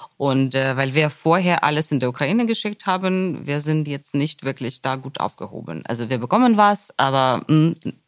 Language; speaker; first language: German; non-native, fluent; Ukrainian